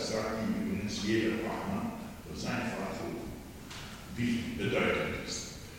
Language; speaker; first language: German; non-native, fluent; Polish